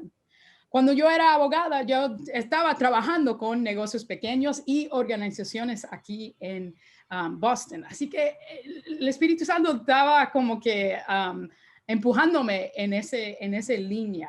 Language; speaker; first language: Spanish; early bilingual, heritage; Spanish